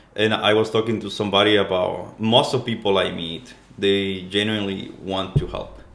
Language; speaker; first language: English; non-native, fluent; Spanish